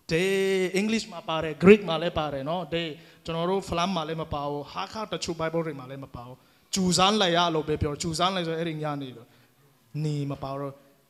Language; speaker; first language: Burmese; non-native, local second language; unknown